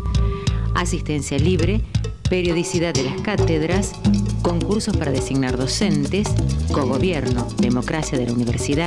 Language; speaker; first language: Spanish; native; Spanish